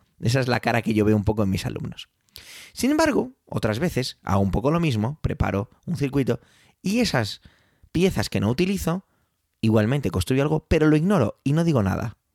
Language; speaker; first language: Spanish; early bilingual, other home language; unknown